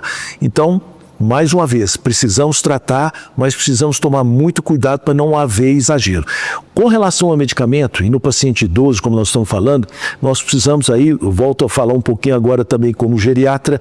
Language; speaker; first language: Portuguese; native; Portuguese